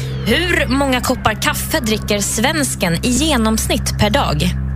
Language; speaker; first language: Swedish; native; Swedish